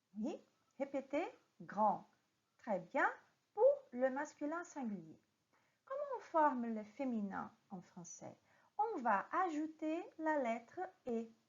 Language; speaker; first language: French; non-native, fluent; Portuguese